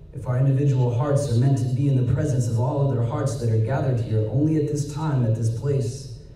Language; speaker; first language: English; native; English